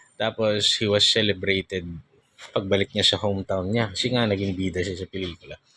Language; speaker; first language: Filipino; non-native, local second language; Pampanga